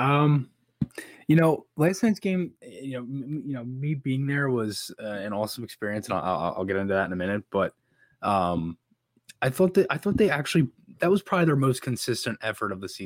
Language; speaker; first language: English; native; English